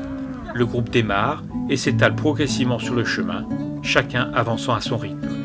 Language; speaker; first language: French; native; French